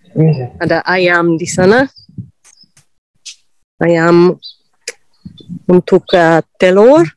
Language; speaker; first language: Indonesian; non-native, learner; English